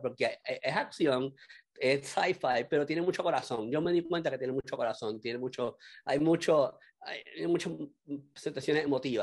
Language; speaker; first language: Spanish; native; Spanish